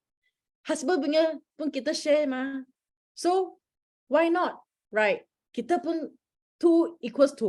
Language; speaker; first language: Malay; non-native, local second language; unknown